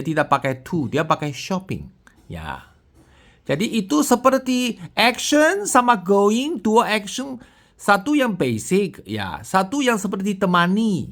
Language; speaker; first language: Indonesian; non-native, fluent; Chinese